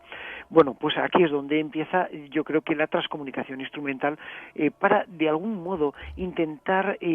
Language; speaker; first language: Spanish; native; Spanish